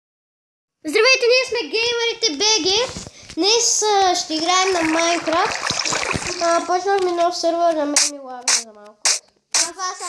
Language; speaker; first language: Bulgarian; native; Bulgarian